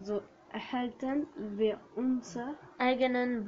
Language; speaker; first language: German; non-native, learner; French